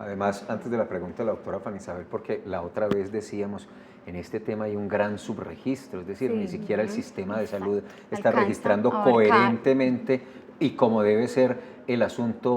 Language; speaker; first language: Spanish; native; Spanish